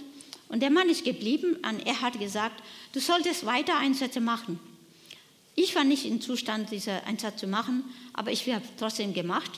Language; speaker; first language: German; non-native, learner; Nepali